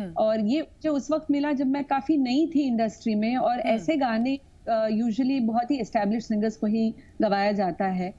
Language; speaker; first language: Hindi; non-native, local second language; Tamil